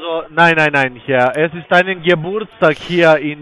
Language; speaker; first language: German; non-native, learner; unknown